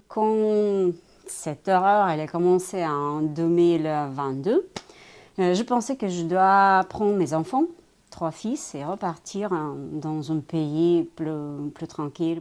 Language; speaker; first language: French; non-native, fluent; Ukrainian